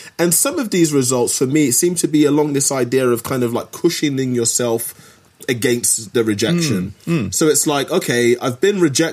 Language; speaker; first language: English; native; English